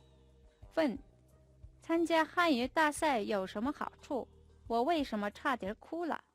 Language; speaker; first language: Chinese; non-native, fluent; Mongolian